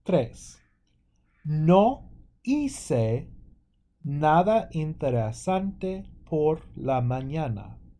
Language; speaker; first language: Spanish; non-native, fluent; English